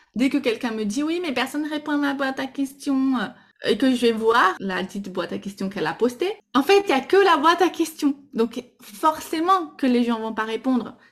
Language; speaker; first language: French; non-native, fluent; Portuguese